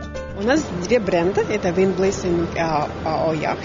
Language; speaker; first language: Russian; non-native, fluent; Latvian